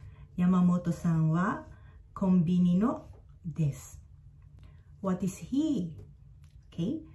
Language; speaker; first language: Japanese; non-native, fluent; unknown